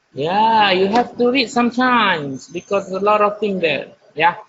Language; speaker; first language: English; non-native, learner; Indonesian